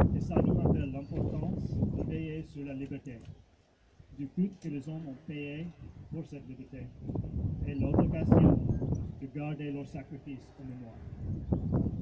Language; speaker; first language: French; non-native, fluent; English